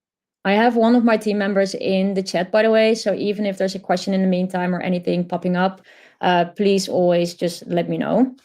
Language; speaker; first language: English; non-native, fluent; Dutch